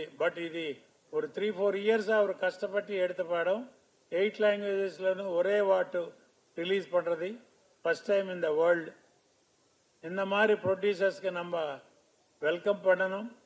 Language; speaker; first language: Tamil; non-native, learner; Telugu